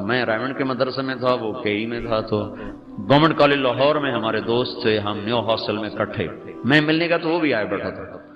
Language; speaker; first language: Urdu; non-native, local second language; Punjabi